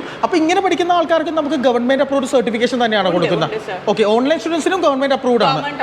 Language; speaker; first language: Malayalam; native; Malayalam